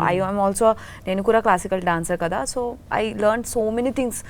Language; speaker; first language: Telugu; non-native, learner; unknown